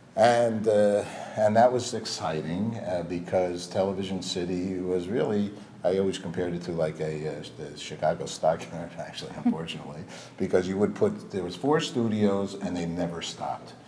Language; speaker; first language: English; native; English